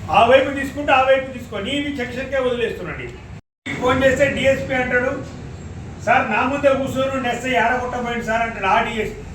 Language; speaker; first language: Telugu; native; Telugu